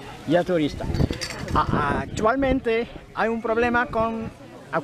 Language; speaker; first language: Spanish; non-native, fluent; French